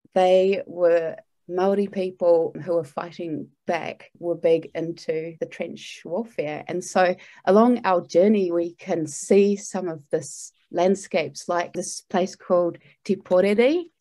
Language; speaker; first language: English; native; English